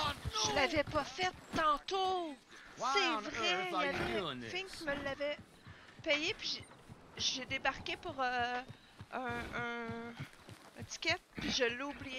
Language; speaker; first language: French; native; French